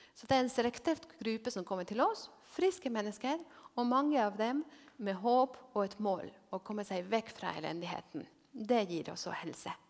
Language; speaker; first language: Norwegian; non-native, fluent; Spanish